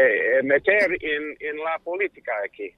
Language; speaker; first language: Spanish; non-native, fluent; English